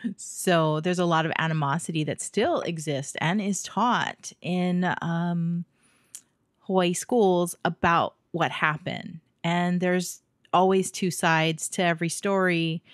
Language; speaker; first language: English; native; English